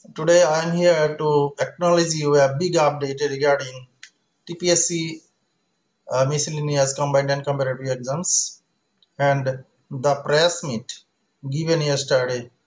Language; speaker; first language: English; non-native, local second language; Bangla